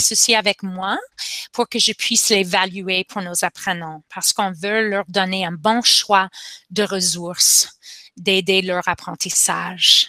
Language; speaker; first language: French; non-native, local second language; English